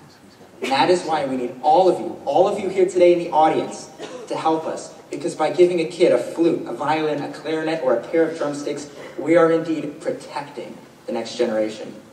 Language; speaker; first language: English; native; English